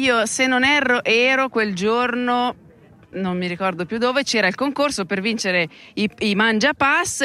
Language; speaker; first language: Italian; native; Italian